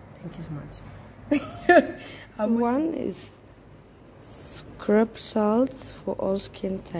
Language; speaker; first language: English; non-native, fluent; Dutch